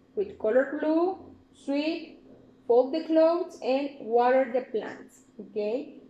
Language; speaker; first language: English; non-native, fluent; Spanish